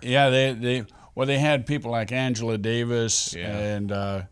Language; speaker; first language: English; native; English